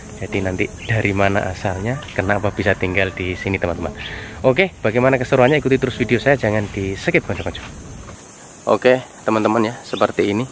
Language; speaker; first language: Indonesian; non-native, local second language; Javanese